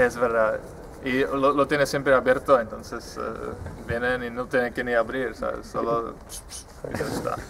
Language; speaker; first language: Spanish; non-native, fluent; Czech